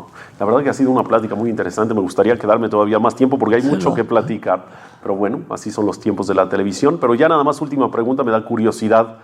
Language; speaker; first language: Spanish; native; Spanish